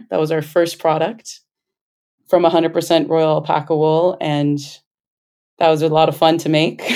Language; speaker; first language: English; native; English